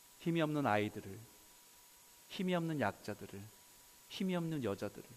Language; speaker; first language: Korean; native; Korean